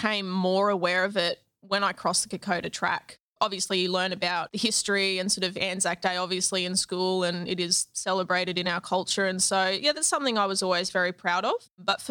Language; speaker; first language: English; native; English